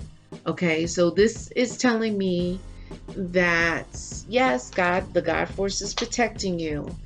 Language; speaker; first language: English; native; English